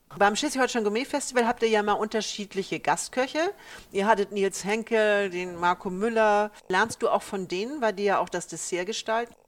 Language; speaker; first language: German; native; German